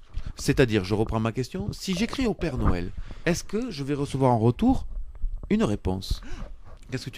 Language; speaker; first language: French; native; French